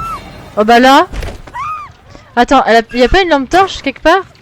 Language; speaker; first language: French; native; French